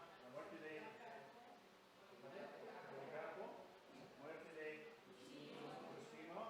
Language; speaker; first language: Spanish; non-native, fluent; English